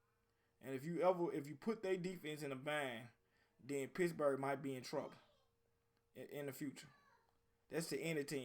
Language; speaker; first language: English; native; English